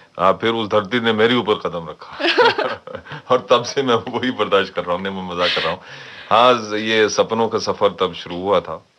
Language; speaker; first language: Hindi; non-native, local second language; English